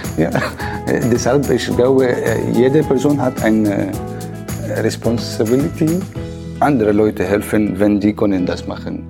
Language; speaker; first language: German; non-native, learner; Arabic